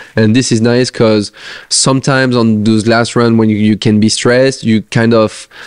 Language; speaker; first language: English; non-native, fluent; French